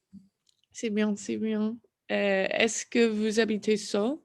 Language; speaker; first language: French; non-native, learner; English